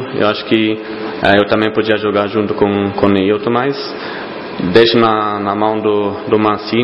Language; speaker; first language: Portuguese; non-native, fluent; German